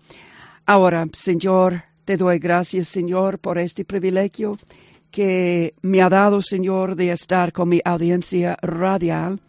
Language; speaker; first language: Spanish; early bilingual, heritage; Spanish